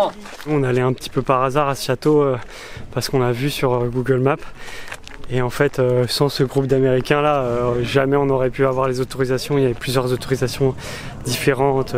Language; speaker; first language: French; native; French